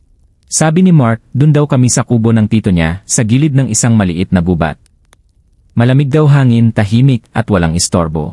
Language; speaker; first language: Filipino; native; Filipino